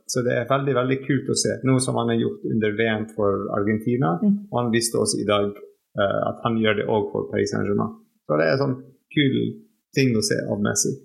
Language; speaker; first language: Norwegian; non-native, fluent; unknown